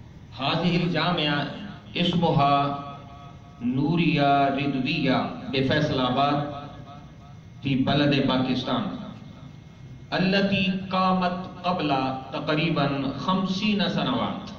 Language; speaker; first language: Arabic; non-native, learner; Urdu